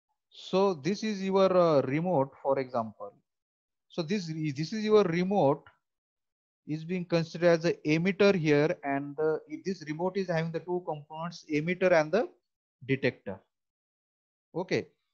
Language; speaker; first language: English; non-native, local second language; Marathi